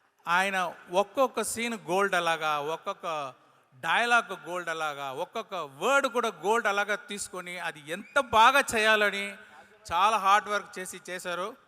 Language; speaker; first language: Telugu; non-native, learner; Tamil